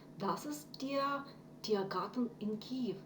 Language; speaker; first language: German; non-native, fluent; Ukrainian